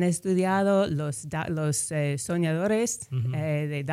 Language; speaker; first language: Spanish; non-native, fluent; English